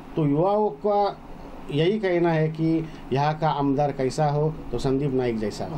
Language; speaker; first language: Hindi; non-native, local second language; Marathi